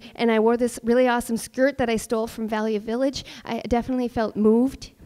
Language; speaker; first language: English; native; English